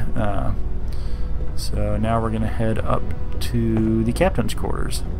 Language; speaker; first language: English; native; English